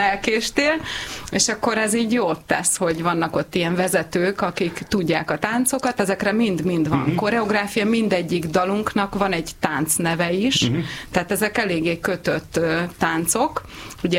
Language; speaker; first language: Hungarian; native; Hungarian